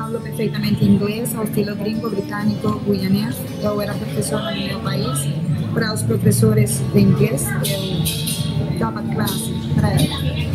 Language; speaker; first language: Portuguese; non-native, learner; Spanish